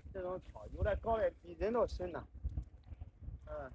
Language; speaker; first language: Chinese; native; Chinese